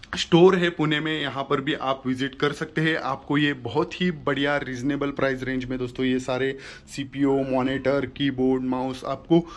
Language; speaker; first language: Hindi; non-native, local second language; Marathi